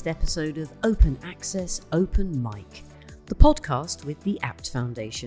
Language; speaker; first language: English; native; English